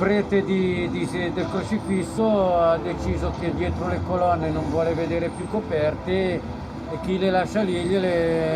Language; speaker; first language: Italian; non-native, fluent; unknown